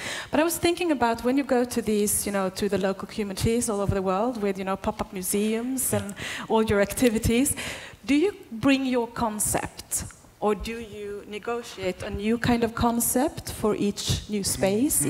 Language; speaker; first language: English; non-native, fluent; Swedish